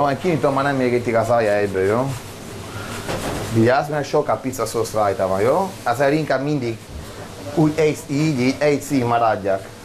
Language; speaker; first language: Hungarian; non-native, learner; Italian